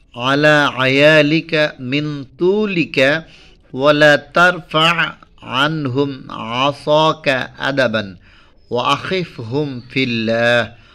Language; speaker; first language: Arabic; non-native, fluent; Bangla